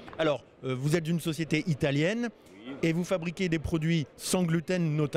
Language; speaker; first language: French; native; French